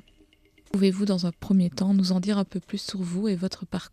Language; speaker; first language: French; native; French